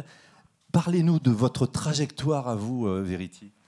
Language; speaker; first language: French; native; French